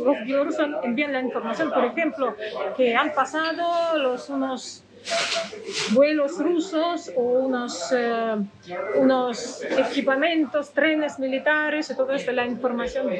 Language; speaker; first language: Spanish; non-native, fluent; Russian